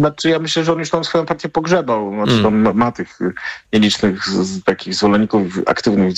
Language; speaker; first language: Polish; native; Polish